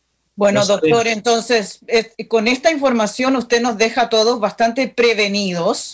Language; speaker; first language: Spanish; native; Spanish